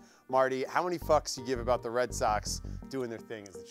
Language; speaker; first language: English; native; English